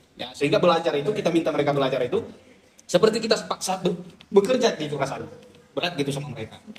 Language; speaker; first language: Indonesian; non-native, local second language; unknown